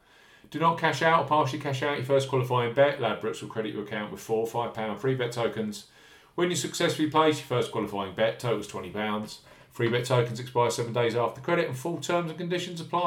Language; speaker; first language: English; native; English